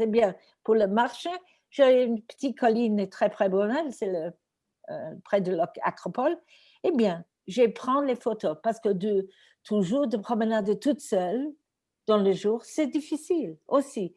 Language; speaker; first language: French; non-native, learner; Greek